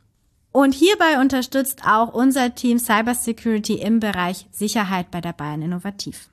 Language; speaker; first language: German; native; German